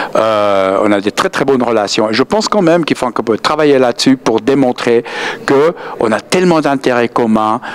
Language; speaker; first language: French; native; French